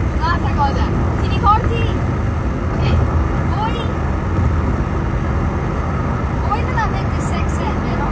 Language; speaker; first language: Italian; non-native, learner; English